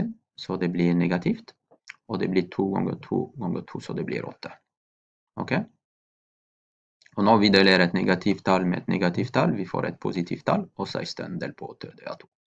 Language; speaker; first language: Norwegian; non-native, fluent; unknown